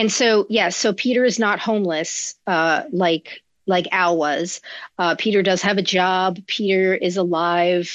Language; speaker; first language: English; native; English